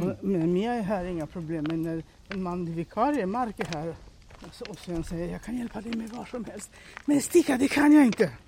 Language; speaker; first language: Swedish; non-native, fluent; Romanian